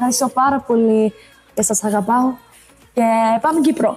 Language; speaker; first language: Greek; early bilingual, heritage; English